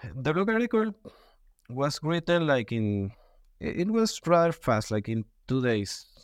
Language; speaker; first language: English; non-native, fluent; Spanish